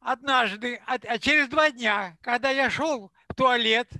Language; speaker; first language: Russian; non-native, local second language; Ukrainian